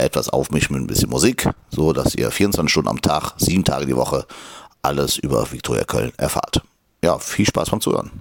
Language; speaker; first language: German; native; German